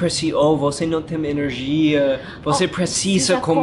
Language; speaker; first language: Portuguese; non-native, learner; English